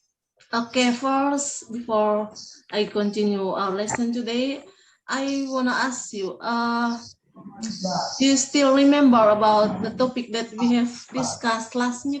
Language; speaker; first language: English; non-native, fluent; Indonesian